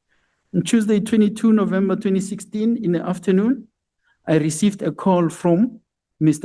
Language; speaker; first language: English; non-native, local second language; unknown